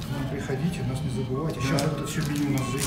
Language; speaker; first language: Russian; native; Russian